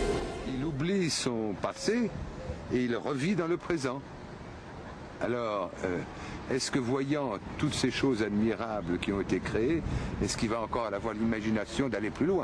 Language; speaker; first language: French; native; French